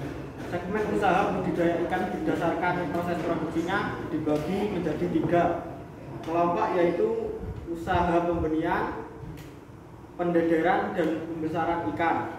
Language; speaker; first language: Indonesian; native; Indonesian